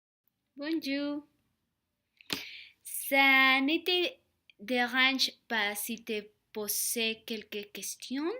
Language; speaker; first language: French; non-native, learner; Spanish